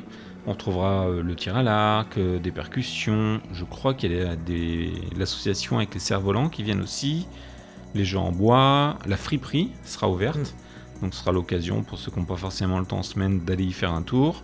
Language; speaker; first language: French; native; French